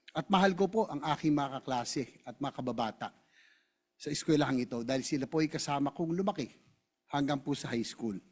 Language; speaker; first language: Filipino; native; Filipino